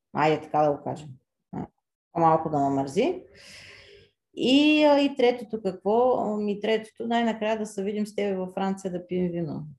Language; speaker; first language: Bulgarian; native; Bulgarian